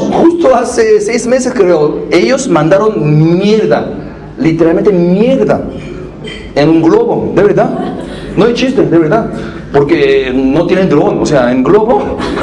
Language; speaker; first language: Spanish; non-native, fluent; Korean